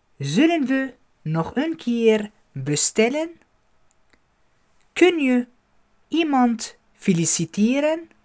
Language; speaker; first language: Dutch; non-native, fluent; Arabic